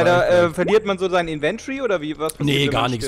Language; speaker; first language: German; native; German